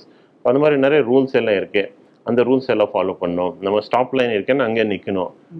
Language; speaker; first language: Tamil; non-native, fluent; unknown